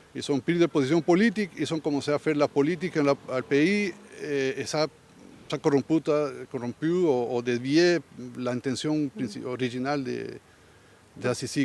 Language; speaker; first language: French; non-native, learner; Spanish